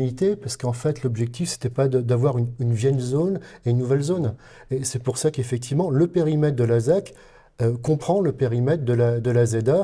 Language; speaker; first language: French; native; French